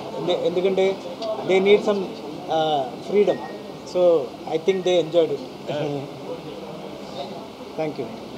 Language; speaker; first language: Telugu; non-native, fluent; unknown